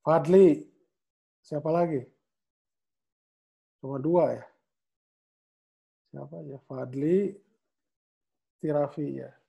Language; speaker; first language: Indonesian; native; Indonesian